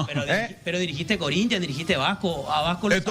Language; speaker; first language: Spanish; native; Spanish